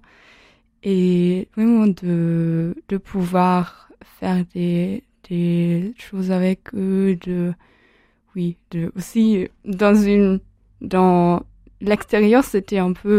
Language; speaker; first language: French; non-native, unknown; German